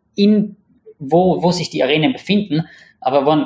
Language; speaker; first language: German; native; German